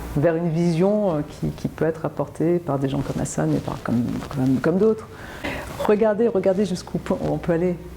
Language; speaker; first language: French; native; French